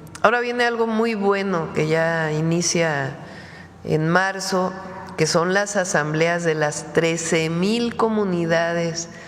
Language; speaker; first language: Spanish; native; Spanish